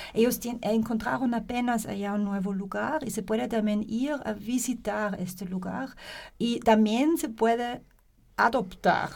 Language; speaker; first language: Spanish; non-native, fluent; German